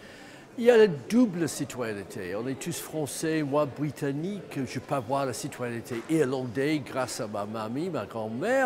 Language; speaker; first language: French; non-native, fluent; English